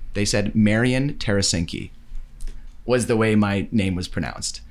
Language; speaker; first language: English; native; English